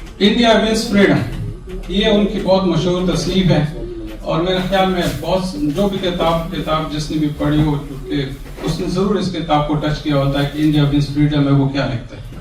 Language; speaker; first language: Urdu; non-native, local second language; Pashto